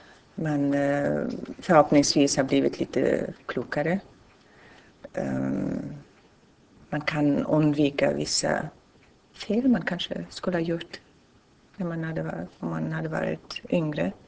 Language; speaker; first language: Swedish; non-native, fluent; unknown